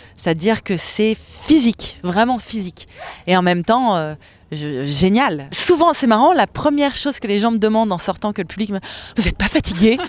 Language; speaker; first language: French; native; French